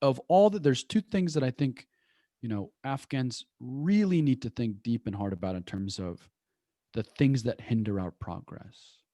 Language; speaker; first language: English; early bilingual, other home language; Persian